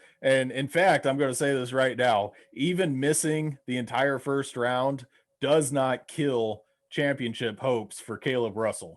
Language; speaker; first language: English; native; English